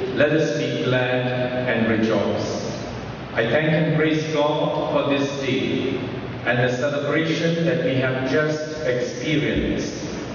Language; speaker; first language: English; non-native, local second language; Tamil